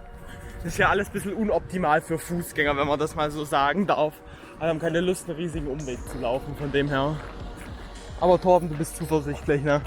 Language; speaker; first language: German; native; German